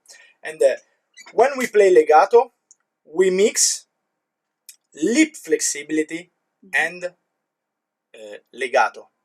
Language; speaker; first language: English; non-native, learner; Italian